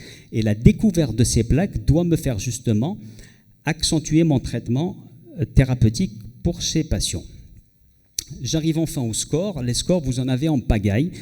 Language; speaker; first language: French; non-native, local second language; Arabic